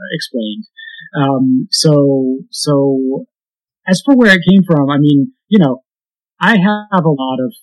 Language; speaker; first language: English; native; English